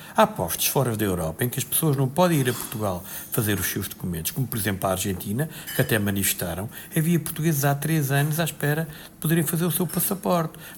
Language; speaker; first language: Portuguese; native; Portuguese